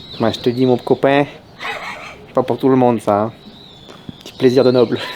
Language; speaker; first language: French; native; French